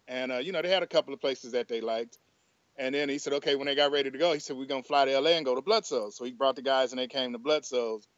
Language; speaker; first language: English; native; English